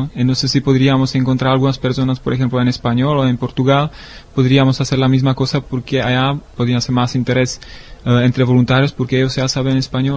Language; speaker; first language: Spanish; non-native, learner; Czech